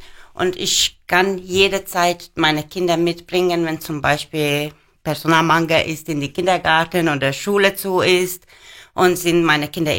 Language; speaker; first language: German; non-native, learner; Hungarian